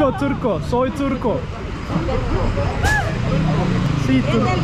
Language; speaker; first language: Spanish; non-native, learner; Turkish